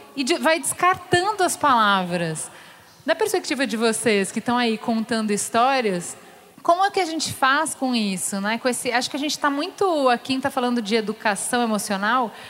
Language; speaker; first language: Portuguese; native; Portuguese